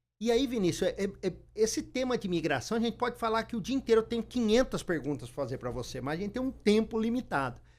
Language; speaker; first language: Portuguese; native; Portuguese